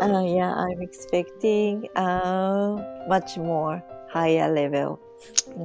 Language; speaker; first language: English; non-native, learner; Japanese